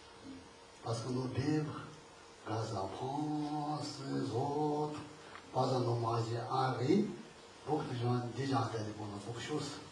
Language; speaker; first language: French; non-native, learner; Tibetan